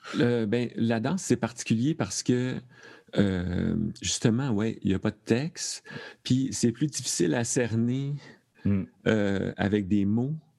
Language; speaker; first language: French; native; French